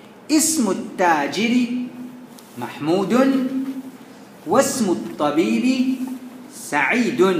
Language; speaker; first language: Arabic; non-native, fluent; Morisyen